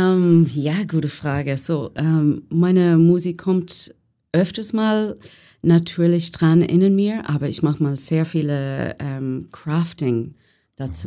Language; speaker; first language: German; non-native, learner; English